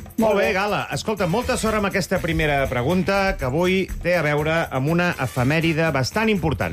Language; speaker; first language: Catalan; native; Catalan